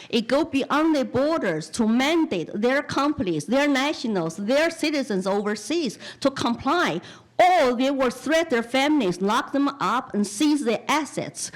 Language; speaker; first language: English; non-native, fluent; Chinese